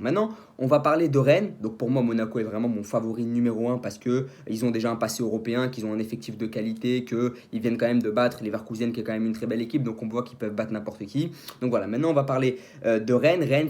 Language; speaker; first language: French; native; French